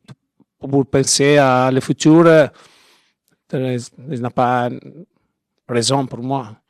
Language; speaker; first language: French; non-native, learner; Italian